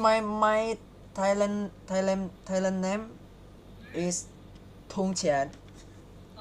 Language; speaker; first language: English; non-native, learner; Hakka Chinese